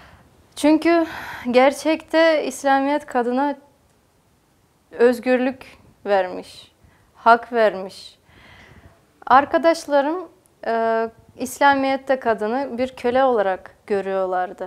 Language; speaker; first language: Turkish; non-native, fluent; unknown